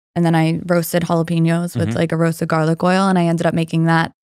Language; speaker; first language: English; native; English